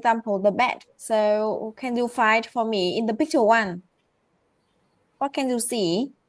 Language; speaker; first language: English; non-native, learner; Vietnamese